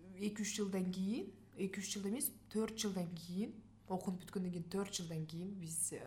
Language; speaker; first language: Kyrgyz; non-native, local second language; Russian